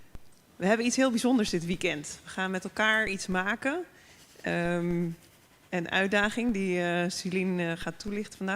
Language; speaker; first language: Dutch; native; Dutch